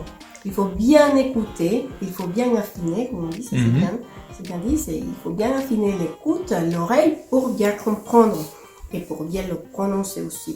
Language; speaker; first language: French; non-native, fluent; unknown